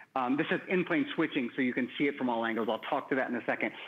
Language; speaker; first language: English; native; English